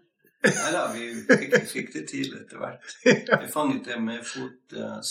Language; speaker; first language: Norwegian; non-native, fluent; English